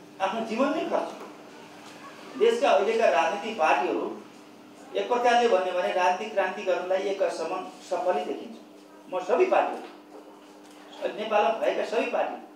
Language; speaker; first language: Nepali; native; Nepali